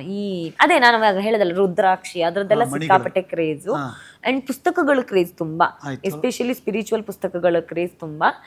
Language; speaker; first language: Kannada; native; Kannada